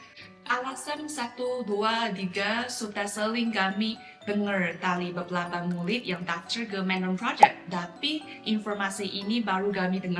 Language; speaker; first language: Indonesian; non-native, fluent; Chinese